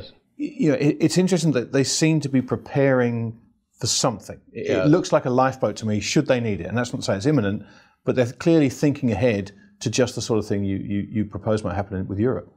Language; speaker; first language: English; native; English